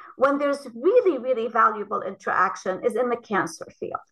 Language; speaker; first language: English; non-native, fluent; Arabic